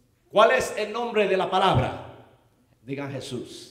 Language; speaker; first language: Spanish; non-native, learner; English